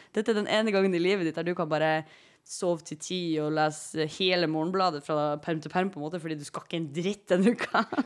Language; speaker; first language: Norwegian; native; Norwegian